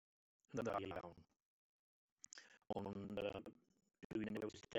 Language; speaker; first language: Welsh; non-native, learner; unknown